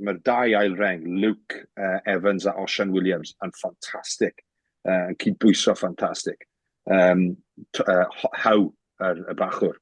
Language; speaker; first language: Welsh; native; Welsh